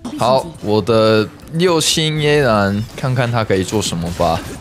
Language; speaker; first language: Chinese; early bilingual, heritage; Chinese